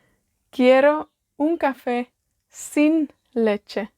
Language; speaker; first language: Spanish; non-native, fluent; Welsh